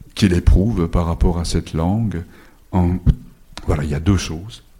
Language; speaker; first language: French; non-native, fluent; Japanese